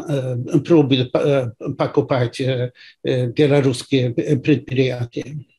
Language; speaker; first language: Russian; non-native, fluent; Swedish